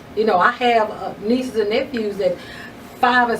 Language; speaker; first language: English; native; English